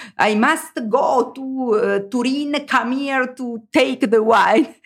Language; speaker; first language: English; non-native, learner; Italian